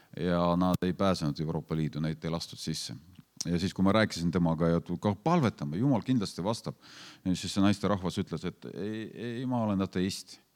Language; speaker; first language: Estonian; non-native, fluent; Lithuanian